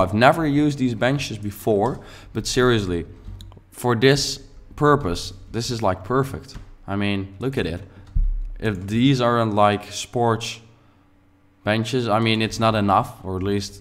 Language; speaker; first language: English; non-native, fluent; Dutch